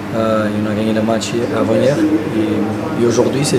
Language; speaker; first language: French; non-native, fluent; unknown